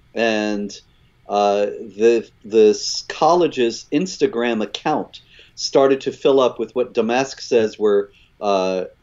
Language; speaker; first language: English; native; English